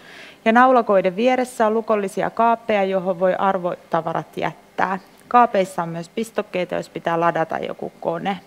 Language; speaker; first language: Finnish; native; Finnish